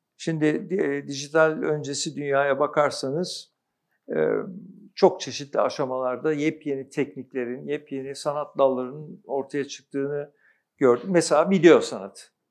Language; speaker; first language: Turkish; native; Turkish